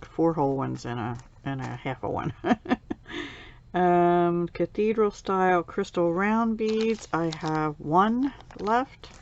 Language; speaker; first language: English; native; English